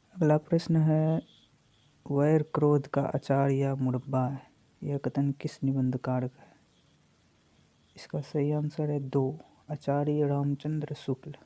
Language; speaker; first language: Hindi; native; Hindi